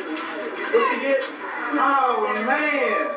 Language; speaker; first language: English; native; English